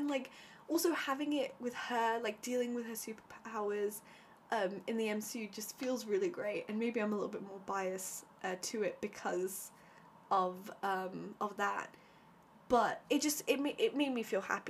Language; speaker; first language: English; native; English